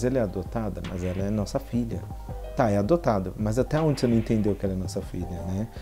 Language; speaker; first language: Portuguese; native; Portuguese